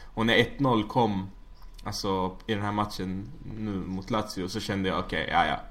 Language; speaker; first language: Swedish; early bilingual, other home language; Arabic